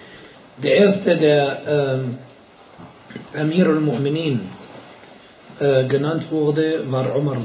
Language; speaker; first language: German; non-native, fluent; Arabic